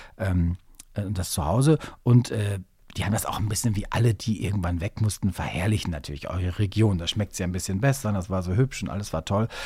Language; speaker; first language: German; native; German